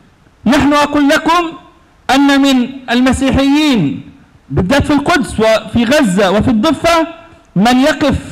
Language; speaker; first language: Arabic; native; Arabic